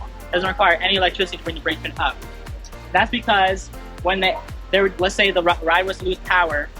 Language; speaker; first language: English; native; English